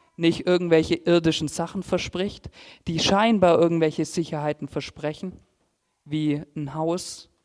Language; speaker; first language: German; native; German